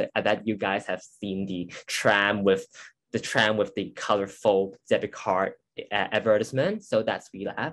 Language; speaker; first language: English; non-native, local second language; Cantonese